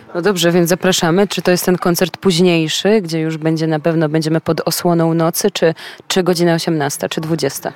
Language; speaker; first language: Polish; native; Polish